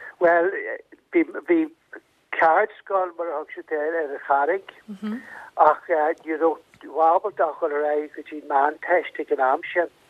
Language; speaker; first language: Irish; native; Irish